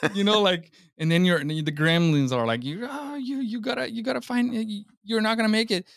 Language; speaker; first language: English; non-native, fluent; Portuguese